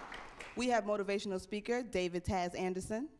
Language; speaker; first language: English; native; English